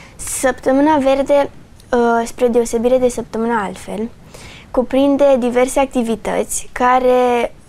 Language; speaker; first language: Romanian; early bilingual, other home language; English